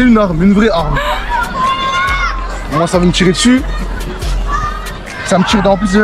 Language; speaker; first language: French; native; French